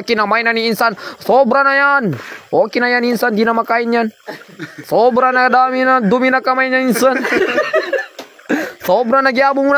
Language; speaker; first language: Filipino; non-native, local second language; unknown